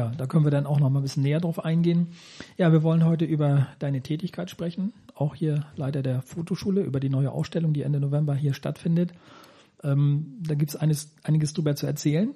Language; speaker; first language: German; native; German